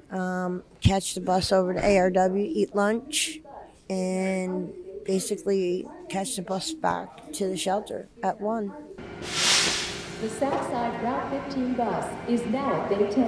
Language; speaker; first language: English; native; English